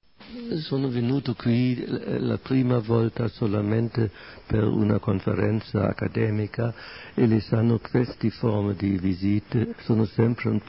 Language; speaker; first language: Italian; non-native, fluent; German